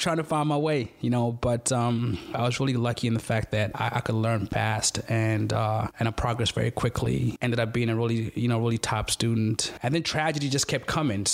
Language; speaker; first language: English; non-native, local second language; Ganda